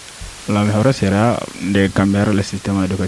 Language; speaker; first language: Spanish; non-native, learner; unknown